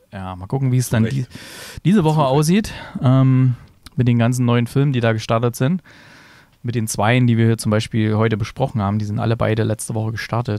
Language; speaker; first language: German; native; German